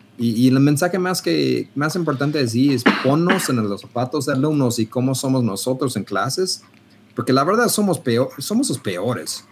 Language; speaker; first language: Spanish; non-native, fluent; English